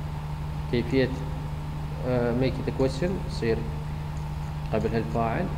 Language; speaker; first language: Arabic; native; Arabic